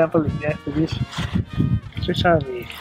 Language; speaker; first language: Danish; non-native, learner; Swahili